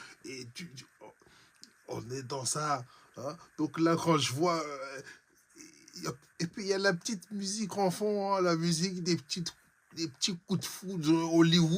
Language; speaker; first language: French; native; French